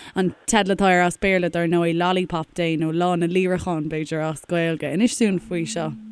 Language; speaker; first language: Irish; native; Irish